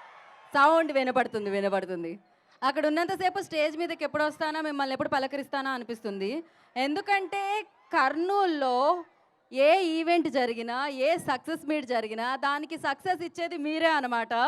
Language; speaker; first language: Telugu; native; Telugu